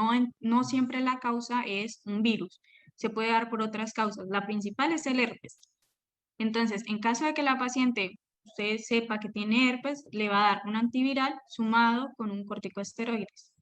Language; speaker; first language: Spanish; native; Spanish